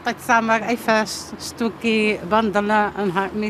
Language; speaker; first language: Dutch; non-native, learner; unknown